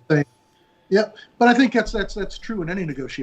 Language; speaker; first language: English; native; English